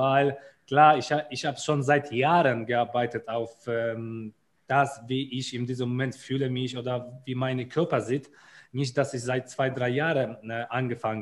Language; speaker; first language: German; non-native, learner; Polish